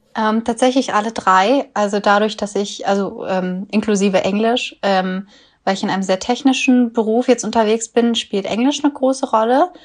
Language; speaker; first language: German; early bilingual, other home language; Russian